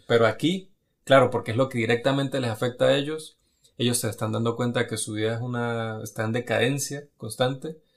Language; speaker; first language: Spanish; native; Spanish